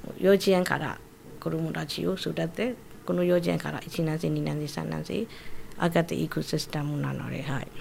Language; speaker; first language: Japanese; non-native, fluent; Burmese